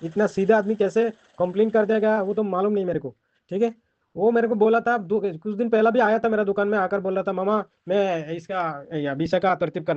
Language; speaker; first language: Hindi; non-native, learner; Bangla